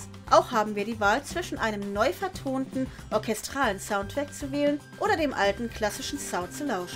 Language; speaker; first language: German; native; German